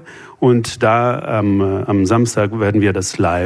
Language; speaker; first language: German; non-native, fluent; Italian